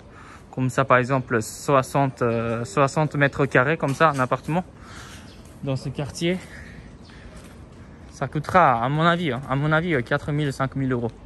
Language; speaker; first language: French; non-native, fluent; Japanese